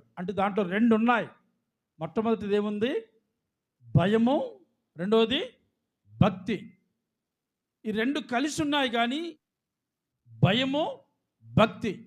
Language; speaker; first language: Telugu; native; Telugu